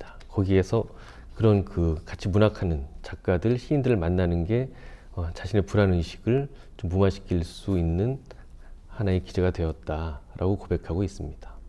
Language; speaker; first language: Korean; native; Korean